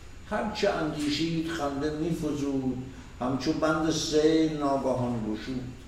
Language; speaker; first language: Persian; native; Persian